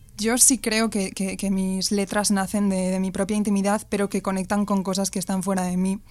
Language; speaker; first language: Spanish; native; Spanish